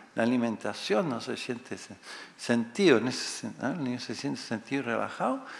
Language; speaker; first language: Spanish; native; Spanish